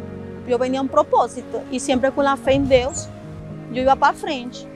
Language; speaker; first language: Portuguese; non-native, learner; Spanish